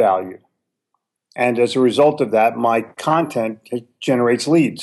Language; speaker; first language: English; native; English